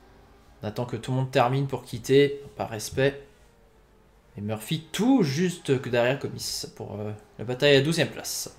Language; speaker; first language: French; native; French